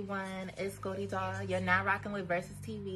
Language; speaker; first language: English; native; English